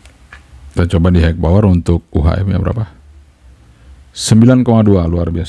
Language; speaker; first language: Indonesian; native; Indonesian